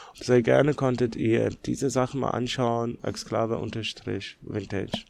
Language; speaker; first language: German; non-native, fluent; Persian